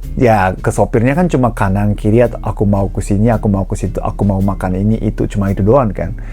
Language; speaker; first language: Indonesian; non-native, fluent; Japanese